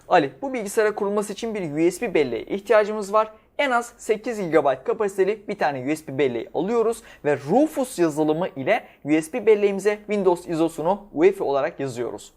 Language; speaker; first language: Turkish; native; Turkish